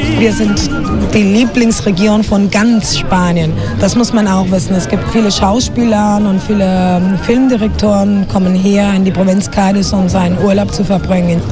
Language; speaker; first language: German; early bilingual, other home language; Spanish